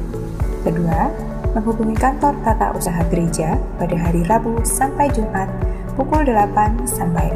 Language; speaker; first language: Indonesian; native; Indonesian